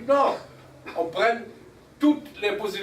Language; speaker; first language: French; non-native, learner; German